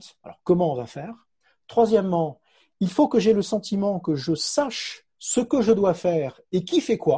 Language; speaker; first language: French; native; French